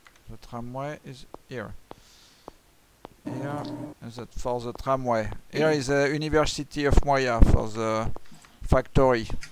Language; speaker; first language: English; non-native, learner; French